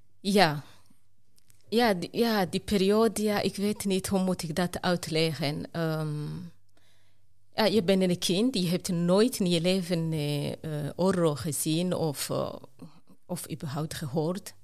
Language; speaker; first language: Dutch; non-native, fluent; Rundi